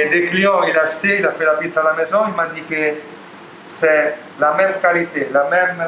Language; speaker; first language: French; non-native, learner; Italian